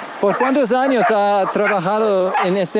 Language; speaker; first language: Spanish; non-native, learner; English